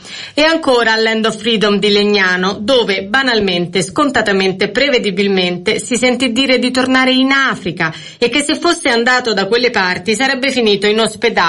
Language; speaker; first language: Italian; native; Italian